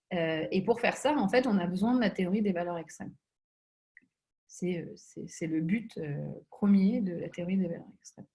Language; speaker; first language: French; native; French